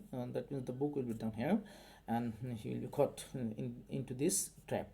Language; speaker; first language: English; non-native, local second language; Bangla